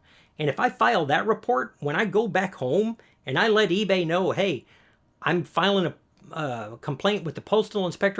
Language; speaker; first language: English; native; English